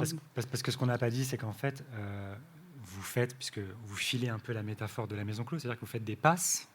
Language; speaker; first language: French; native; French